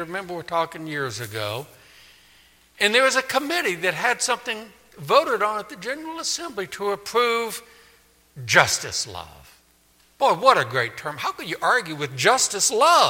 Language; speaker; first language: English; native; English